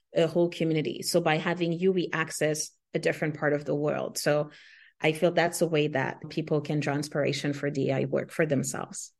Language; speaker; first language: English; non-native, fluent; Haitian Creole